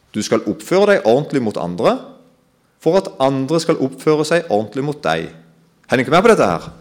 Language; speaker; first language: Norwegian; native; Norwegian